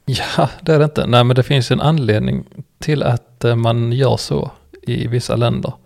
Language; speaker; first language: Swedish; native; Swedish